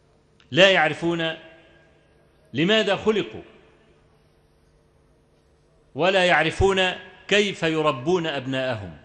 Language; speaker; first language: Arabic; native; Arabic